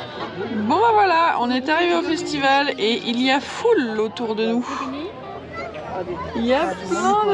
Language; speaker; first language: French; native; French